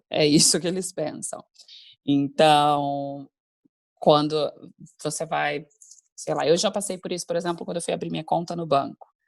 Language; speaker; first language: Portuguese; native; Portuguese